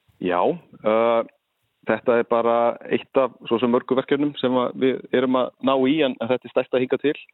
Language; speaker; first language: Icelandic; native; Icelandic